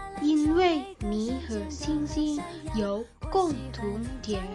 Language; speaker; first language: Chinese; non-native, learner; Indonesian